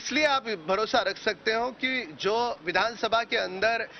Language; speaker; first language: Hindi; non-native, local second language; Marathi